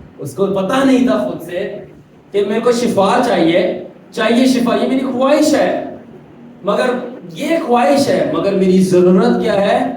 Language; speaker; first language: Urdu; non-native, local second language; Punjabi